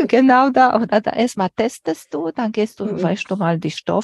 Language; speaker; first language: German; non-native, fluent; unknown